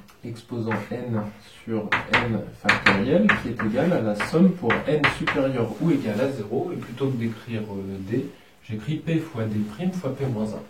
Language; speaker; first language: French; native; French